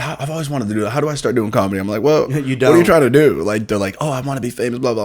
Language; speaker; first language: English; native; English